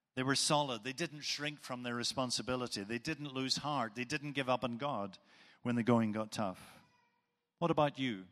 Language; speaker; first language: English; native; English